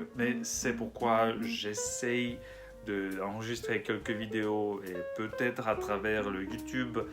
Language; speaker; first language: French; non-native, learner; Russian